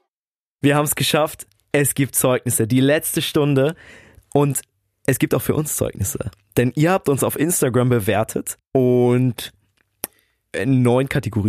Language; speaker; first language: German; native; German